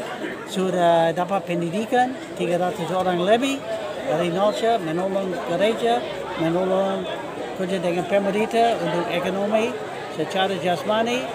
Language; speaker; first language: Indonesian; non-native, fluent; English